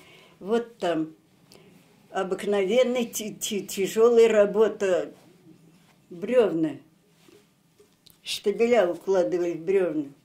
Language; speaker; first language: Russian; native; Russian